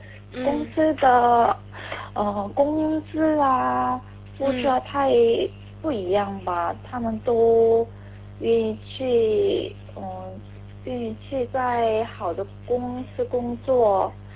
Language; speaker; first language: Chinese; non-native, learner; Korean